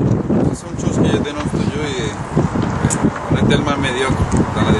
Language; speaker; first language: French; non-native, learner; Spanish